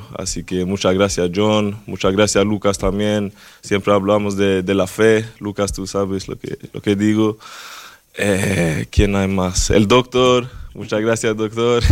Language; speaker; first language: Spanish; non-native, fluent; Swedish